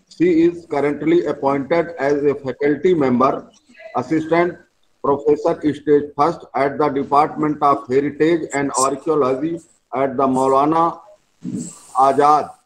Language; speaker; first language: English; non-native, local second language; Hindi